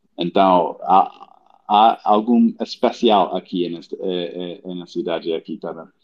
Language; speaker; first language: Portuguese; non-native, learner; English